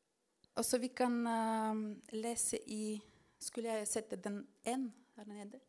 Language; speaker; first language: Norwegian; non-native, fluent; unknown